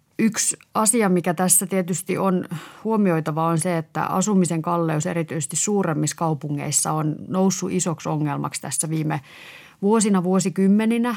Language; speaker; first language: Finnish; native; Finnish